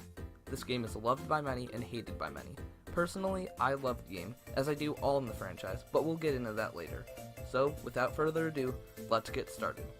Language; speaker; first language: English; native; English